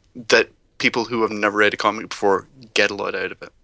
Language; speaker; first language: English; native; English